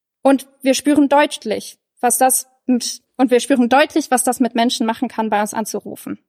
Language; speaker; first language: German; native; German